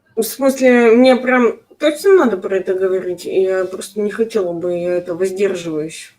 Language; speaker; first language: Russian; native; Russian